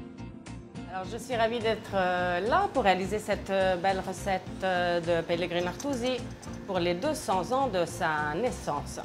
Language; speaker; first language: French; non-native, fluent; Italian